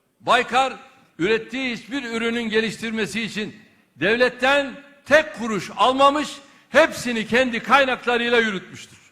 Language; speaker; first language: Turkish; native; Turkish